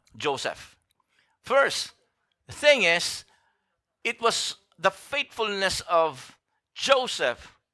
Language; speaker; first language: English; non-native, local second language; Filipino